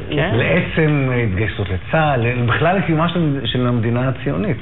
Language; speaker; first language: Hebrew; native; Hebrew